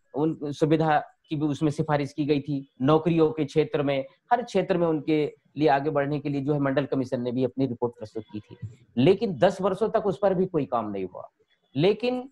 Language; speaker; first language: Hindi; native; Hindi